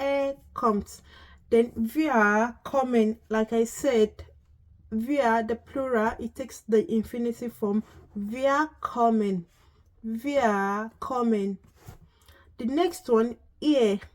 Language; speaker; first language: German; non-native, fluent; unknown